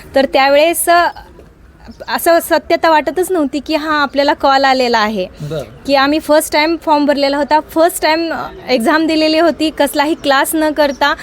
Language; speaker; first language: Marathi; native; Marathi